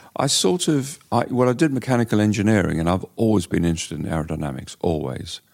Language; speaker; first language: English; native; English